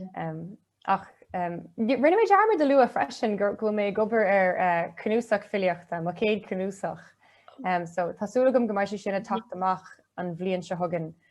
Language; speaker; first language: Irish; non-native, local second language; English